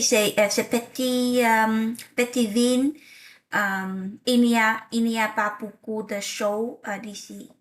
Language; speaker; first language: French; non-native, learner; Vietnamese